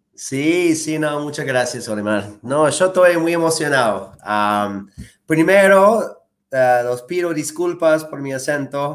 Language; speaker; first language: Spanish; non-native, fluent; English